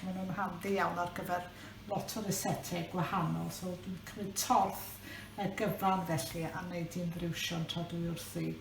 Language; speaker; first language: Welsh; native; Welsh